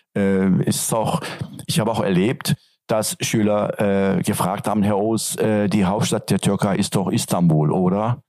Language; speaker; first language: German; non-native, fluent; Turkish